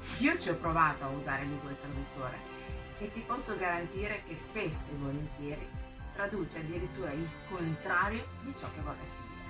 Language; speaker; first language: Italian; non-native, fluent; French